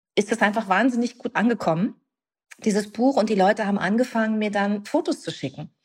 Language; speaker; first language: German; native; German